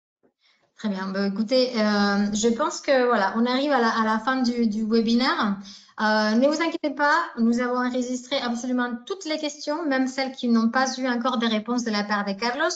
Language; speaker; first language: French; native; French